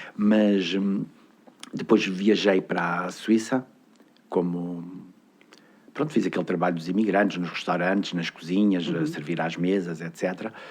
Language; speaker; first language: Portuguese; native; Portuguese